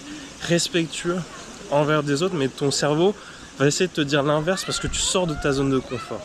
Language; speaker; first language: French; native; French